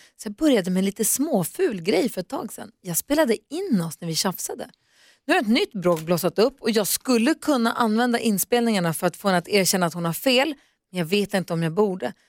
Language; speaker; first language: Swedish; native; Swedish